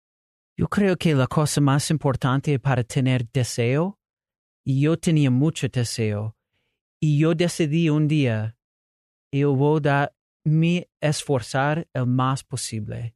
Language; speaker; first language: Spanish; non-native, learner; English